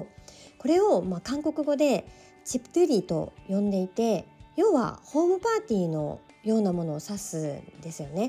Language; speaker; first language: Japanese; native; Japanese